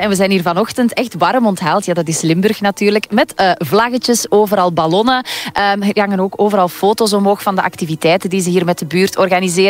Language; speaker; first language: Dutch; native; Dutch